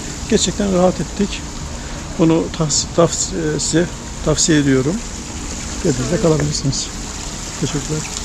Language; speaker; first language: Turkish; native; Turkish